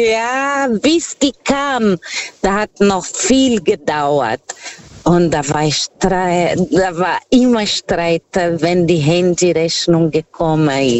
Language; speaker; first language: German; non-native, learner; Portuguese